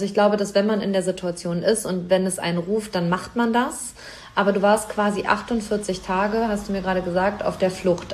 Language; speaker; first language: German; native; German